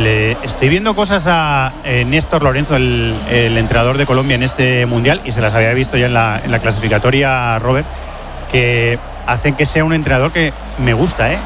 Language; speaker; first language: Spanish; native; Spanish